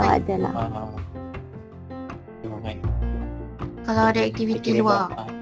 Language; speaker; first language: Japanese; non-native, learner; Malay